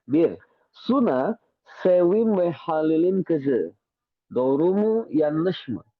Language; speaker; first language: Turkish; non-native, fluent; Indonesian